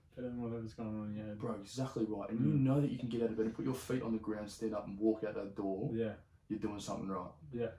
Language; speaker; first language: English; native; English